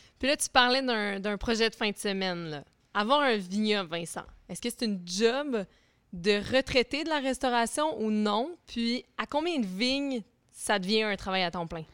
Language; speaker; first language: French; native; French